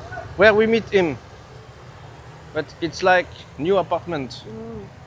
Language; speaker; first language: English; non-native, learner; French